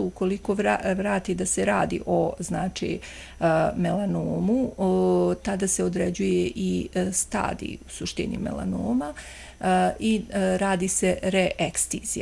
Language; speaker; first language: Croatian; native; Croatian